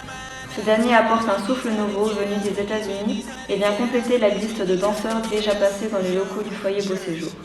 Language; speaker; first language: French; native; French